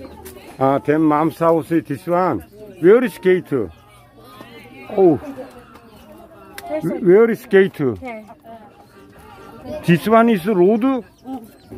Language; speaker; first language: English; non-native, learner; Korean